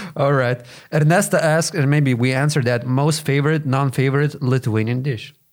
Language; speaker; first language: English; non-native, fluent; Lithuanian